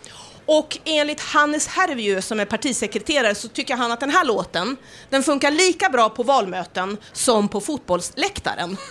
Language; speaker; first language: Swedish; native; Swedish